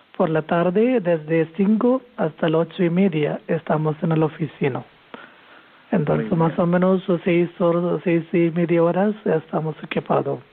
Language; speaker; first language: Spanish; non-native, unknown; Malayalam